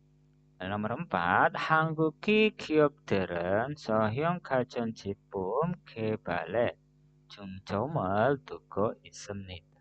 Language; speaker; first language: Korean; non-native, fluent; Indonesian